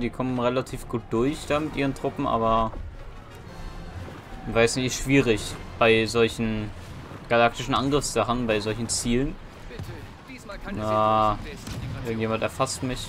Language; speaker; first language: German; native; German